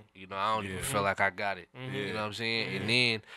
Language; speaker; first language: English; native; English